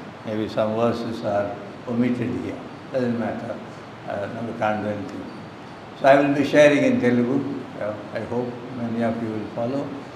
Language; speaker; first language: English; non-native, local second language; Telugu